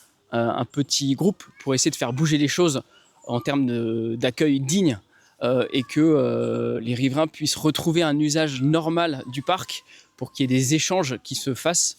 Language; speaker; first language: French; native; French